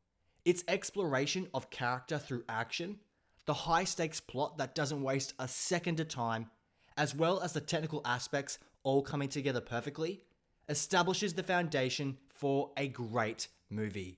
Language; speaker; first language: English; native; English